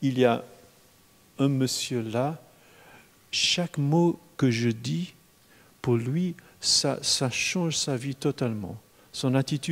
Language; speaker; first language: French; non-native, fluent; English